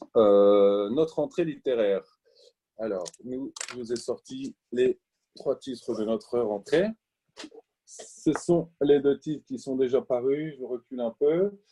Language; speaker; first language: French; native; French